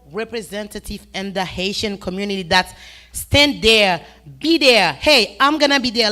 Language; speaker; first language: English; non-native, fluent; Haitian Creole